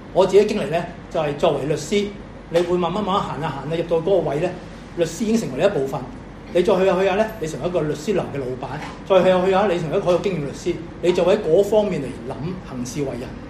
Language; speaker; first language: Cantonese; native; Cantonese